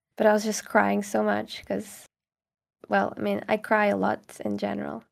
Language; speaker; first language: English; non-native, fluent; Portuguese